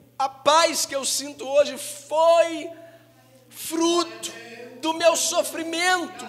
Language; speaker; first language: Portuguese; native; Portuguese